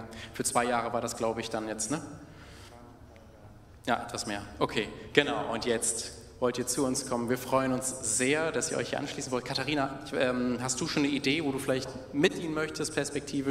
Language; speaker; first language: German; native; German